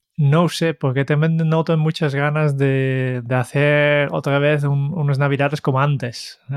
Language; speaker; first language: Spanish; non-native, fluent; Dutch